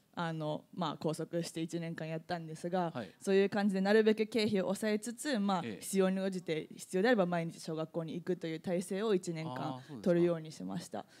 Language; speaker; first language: Japanese; native; Japanese